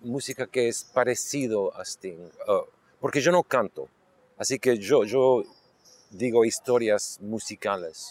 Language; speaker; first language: Spanish; non-native, local second language; English